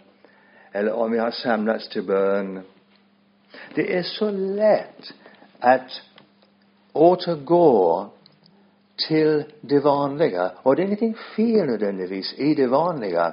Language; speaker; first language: Swedish; non-native, fluent; English